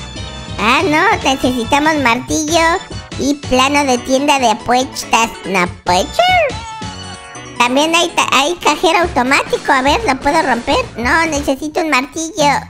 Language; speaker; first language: Spanish; native; Spanish